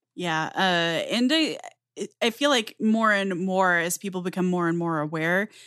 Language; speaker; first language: English; native; English